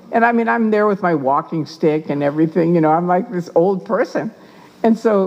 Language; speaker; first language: English; native; English